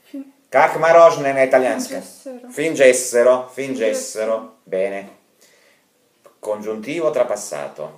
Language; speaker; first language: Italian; non-native, fluent; Russian